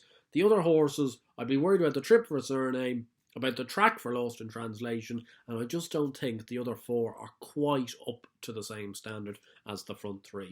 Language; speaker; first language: English; native; English